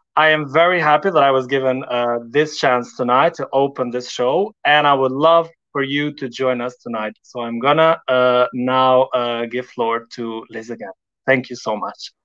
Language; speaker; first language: English; non-native, fluent; Albanian